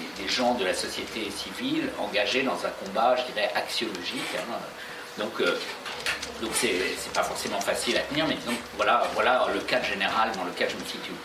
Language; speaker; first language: French; native; French